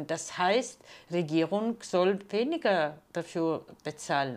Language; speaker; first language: German; non-native, fluent; Georgian